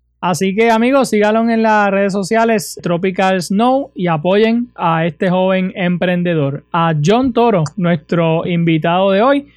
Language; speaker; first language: Spanish; native; Spanish